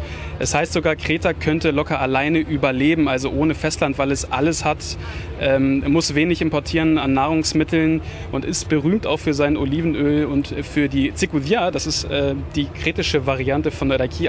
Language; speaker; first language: German; native; German